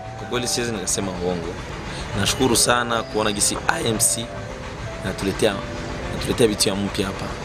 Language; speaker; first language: Swahili; native; Swahili